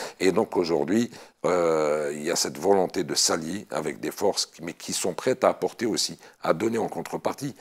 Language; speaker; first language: French; non-native, local second language; Arabic